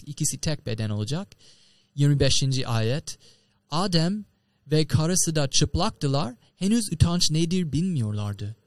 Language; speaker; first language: Turkish; non-native, fluent; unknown